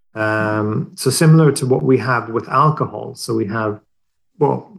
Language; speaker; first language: English; non-native, fluent; Swedish